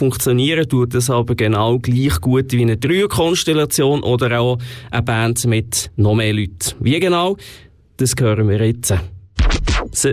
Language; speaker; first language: German; native; German